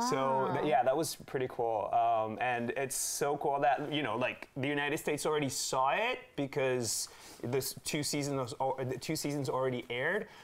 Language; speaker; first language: English; early bilingual, other home language; Portuguese